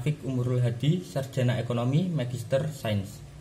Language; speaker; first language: Indonesian; native; Indonesian